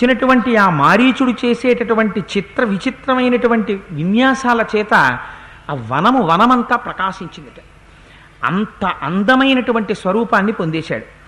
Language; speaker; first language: Telugu; native; Telugu